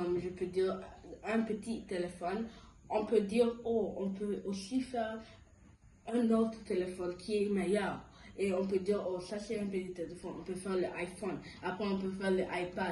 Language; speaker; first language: French; early bilingual, other home language; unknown